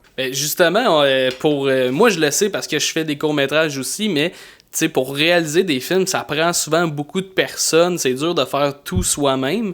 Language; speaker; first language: French; native; French